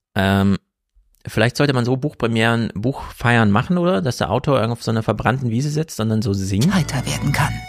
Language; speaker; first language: German; native; German